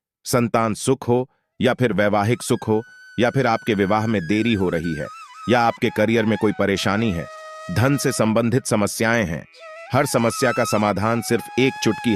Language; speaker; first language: Hindi; native; Hindi